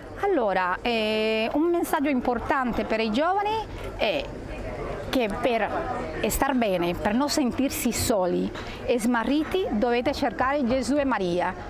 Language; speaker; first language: Italian; non-native, fluent; Spanish